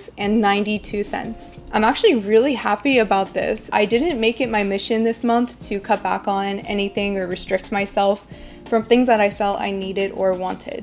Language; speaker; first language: English; native; English